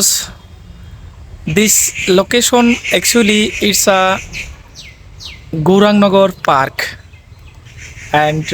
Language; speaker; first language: English; non-native, learner; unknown